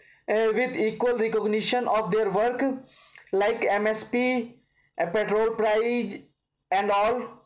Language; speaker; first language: English; non-native, local second language; Hindi